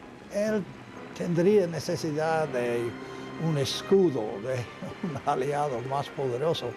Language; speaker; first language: Spanish; non-native, fluent; English